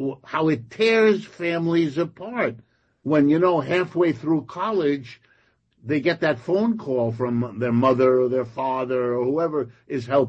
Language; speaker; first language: English; non-native, local second language; French